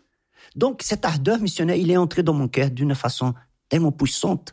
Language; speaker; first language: French; non-native, fluent; Portuguese